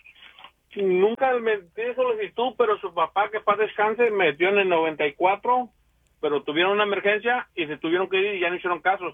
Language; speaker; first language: Spanish; early bilingual, heritage; Spanish